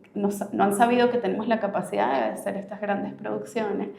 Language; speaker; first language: Spanish; native; Spanish